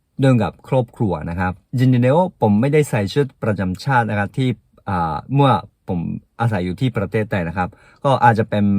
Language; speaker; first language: Thai; non-native, fluent; Japanese